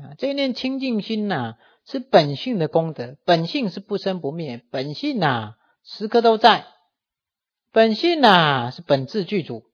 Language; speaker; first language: Chinese; native; Chinese